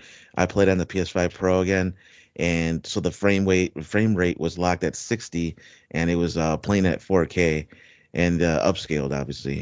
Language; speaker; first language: English; native; English